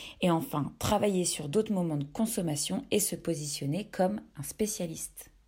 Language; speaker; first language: French; native; French